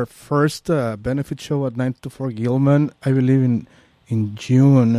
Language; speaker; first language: English; non-native, fluent; Spanish